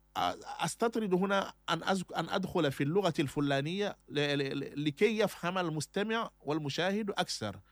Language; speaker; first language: Arabic; non-native, fluent; Fula